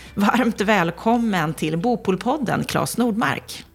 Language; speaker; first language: Swedish; native; Swedish